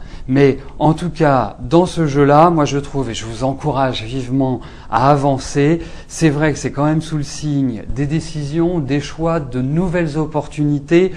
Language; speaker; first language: French; native; French